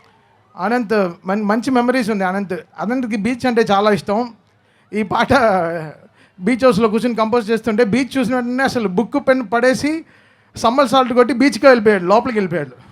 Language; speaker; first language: Telugu; native; Telugu